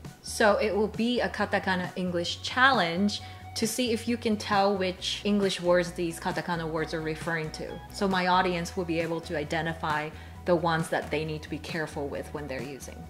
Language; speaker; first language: English; non-native, fluent; Japanese